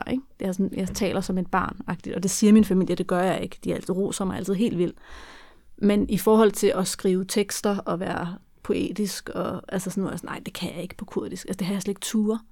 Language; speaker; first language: Danish; early bilingual, other home language; Kurdish